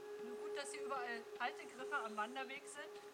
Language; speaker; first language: German; native; German